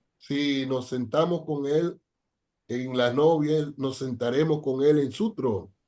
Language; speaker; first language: Spanish; non-native, fluent; English